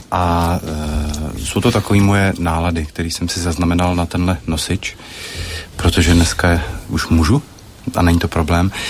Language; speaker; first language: Czech; native; Czech